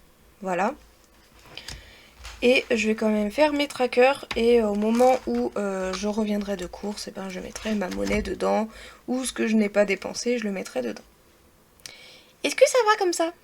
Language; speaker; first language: French; native; French